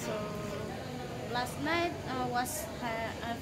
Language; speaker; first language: English; non-native, learner; Indonesian